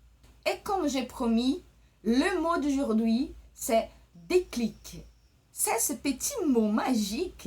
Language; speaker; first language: French; early bilingual, other home language; Portuguese